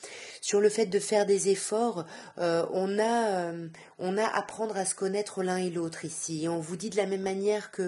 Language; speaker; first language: French; native; French